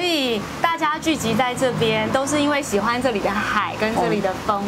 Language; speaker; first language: Chinese; native; Chinese